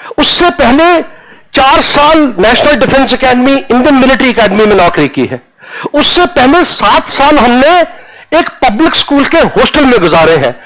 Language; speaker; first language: Hindi; non-native, local second language; Punjabi